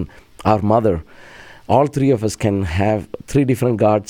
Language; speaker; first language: English; non-native, local second language; Malayalam